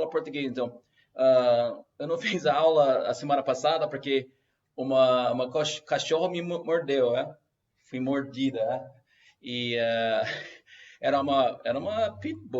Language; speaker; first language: Portuguese; non-native, fluent; English